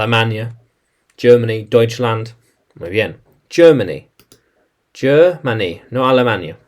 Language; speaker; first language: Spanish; non-native, learner; English